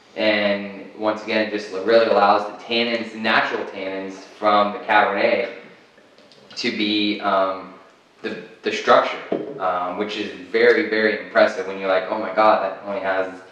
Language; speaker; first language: English; native; English